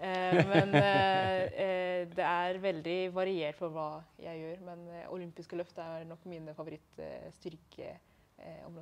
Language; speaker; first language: Norwegian; early bilingual, other home language; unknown